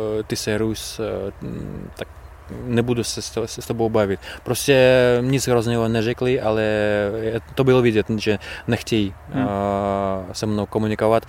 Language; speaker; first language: Czech; non-native, fluent; Russian